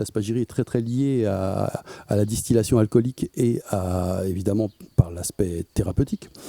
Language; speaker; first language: French; native; French